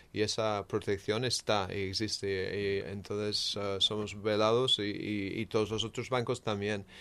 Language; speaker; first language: Spanish; non-native, fluent; English